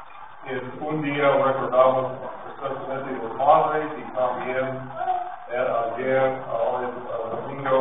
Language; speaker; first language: Spanish; non-native, learner; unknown